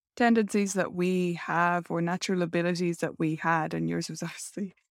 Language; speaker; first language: English; native; English